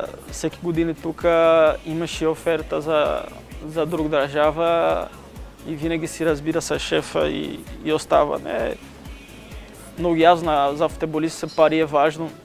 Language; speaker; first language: Bulgarian; non-native, learner; Portuguese